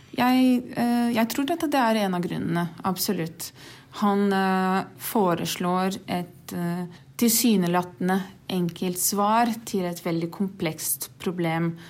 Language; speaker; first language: Norwegian; non-native, fluent; Portuguese